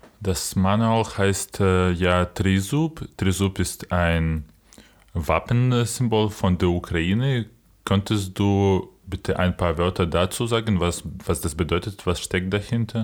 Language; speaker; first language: German; non-native, fluent; Ukrainian